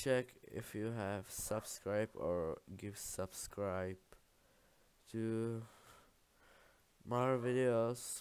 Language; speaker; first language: English; non-native, learner; Czech